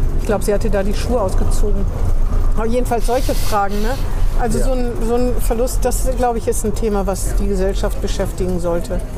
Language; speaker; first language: German; native; German